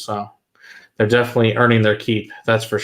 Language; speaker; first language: English; native; English